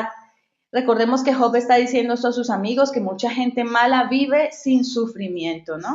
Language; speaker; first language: Spanish; native; Spanish